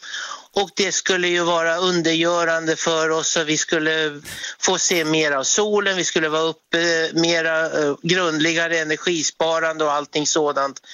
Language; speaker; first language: Swedish; native; Swedish